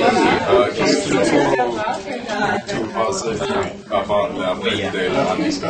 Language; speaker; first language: French; non-native, learner; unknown